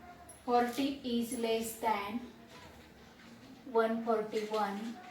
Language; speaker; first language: English; non-native, local second language; Marathi